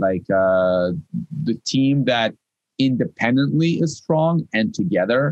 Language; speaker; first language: English; non-native, fluent; Russian